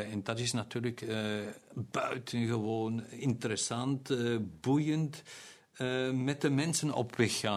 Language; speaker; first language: Dutch; non-native, local second language; German